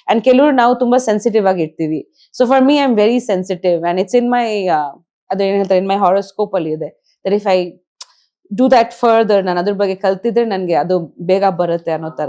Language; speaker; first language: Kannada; non-native, fluent; Bangla